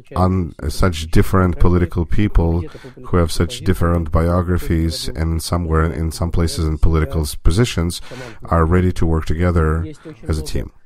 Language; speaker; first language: English; non-native, fluent; Russian